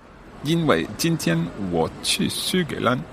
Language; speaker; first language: Chinese; non-native, learner; English